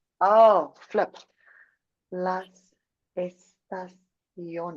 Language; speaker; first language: Spanish; non-native, learner; English